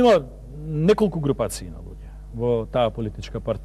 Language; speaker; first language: Macedonian; native; Macedonian